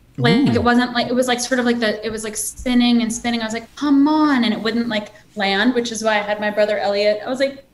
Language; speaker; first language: English; native; English